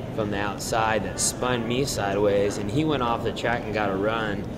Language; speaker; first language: English; native; English